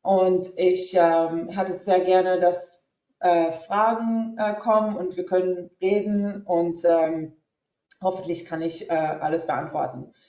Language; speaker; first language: German; early bilingual, heritage; English